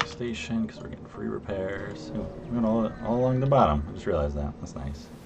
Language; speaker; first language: English; native; English